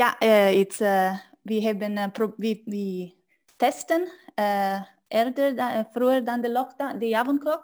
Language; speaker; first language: Dutch; non-native, learner; English